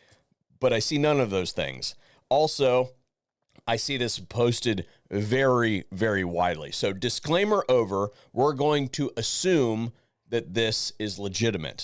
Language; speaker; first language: English; native; English